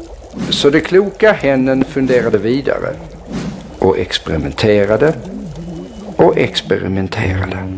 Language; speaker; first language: Swedish; native; Swedish